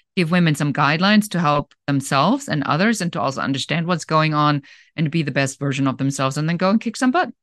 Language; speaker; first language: English; non-native, fluent; German